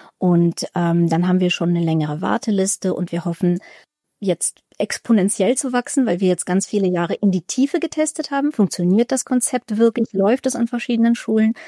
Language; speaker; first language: German; early bilingual, other home language; Russian